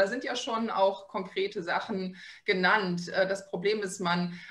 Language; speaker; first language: German; native; German